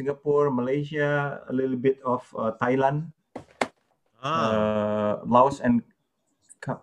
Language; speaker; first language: English; non-native, fluent; Indonesian